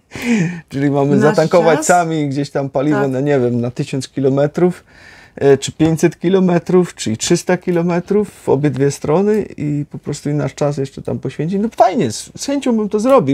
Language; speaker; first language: Polish; native; Polish